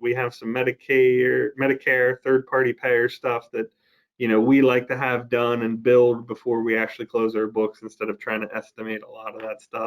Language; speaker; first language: English; native; English